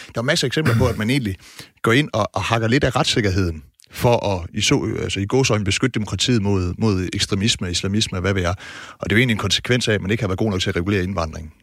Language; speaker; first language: Danish; native; Danish